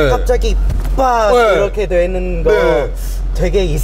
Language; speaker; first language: Korean; non-native, learner; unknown